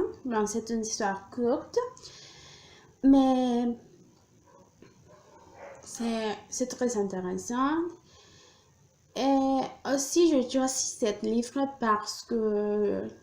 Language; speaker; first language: French; non-native, learner; Spanish